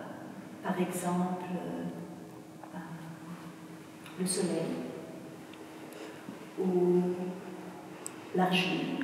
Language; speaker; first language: French; non-native, fluent; Polish